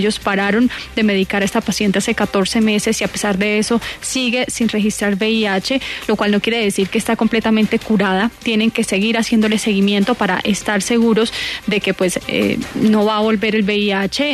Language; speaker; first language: Spanish; native; Spanish